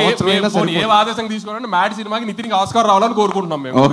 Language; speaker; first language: Telugu; native; Telugu